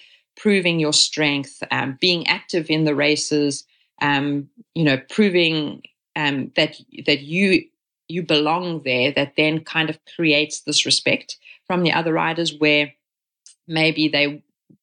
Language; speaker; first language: English; native; English